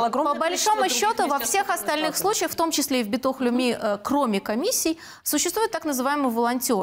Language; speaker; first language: Russian; native; Russian